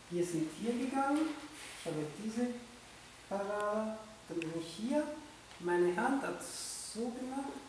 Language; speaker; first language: German; non-native, fluent; Italian